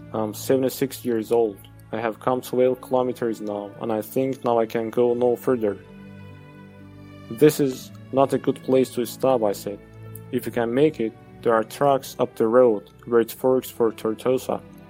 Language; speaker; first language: English; non-native, fluent; Azerbaijani